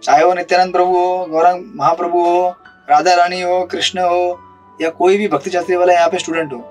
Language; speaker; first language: Hindi; non-native, local second language; Marathi